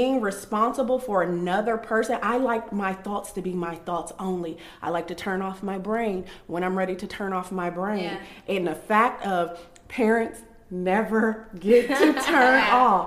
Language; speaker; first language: English; native; English